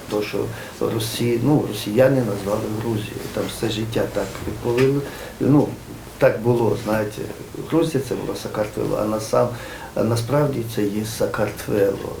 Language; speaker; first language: Ukrainian; non-native, fluent; Georgian